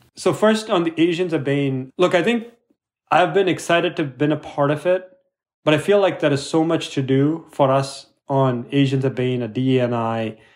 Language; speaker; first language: English; non-native, local second language; Tamil